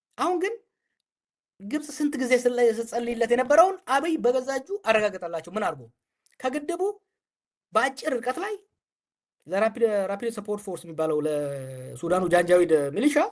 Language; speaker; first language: Amharic; non-native, local second language; Oromo